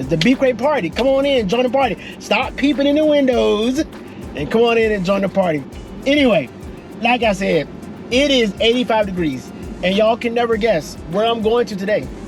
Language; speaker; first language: English; native; English